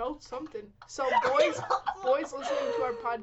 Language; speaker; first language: English; native; English